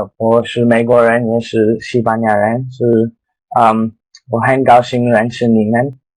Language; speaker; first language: Chinese; non-native, learner; English